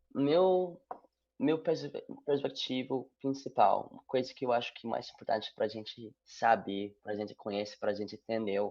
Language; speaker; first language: Portuguese; non-native, learner; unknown